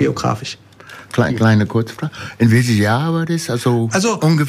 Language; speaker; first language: German; non-native, fluent; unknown